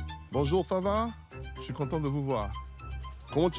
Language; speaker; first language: French; non-native, learner; Romanian